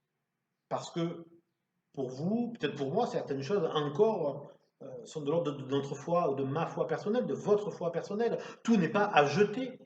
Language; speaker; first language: French; native; French